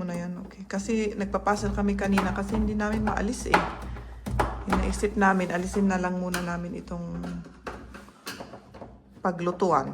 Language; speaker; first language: Filipino; non-native, fluent; German